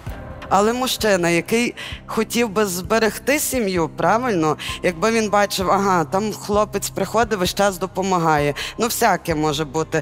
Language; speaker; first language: Ukrainian; native; Ukrainian